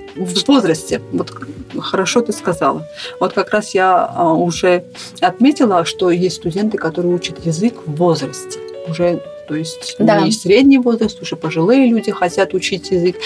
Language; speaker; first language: Russian; non-native, local second language; Armenian